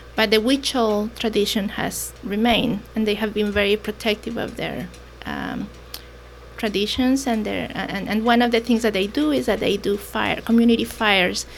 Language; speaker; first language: English; non-native, fluent; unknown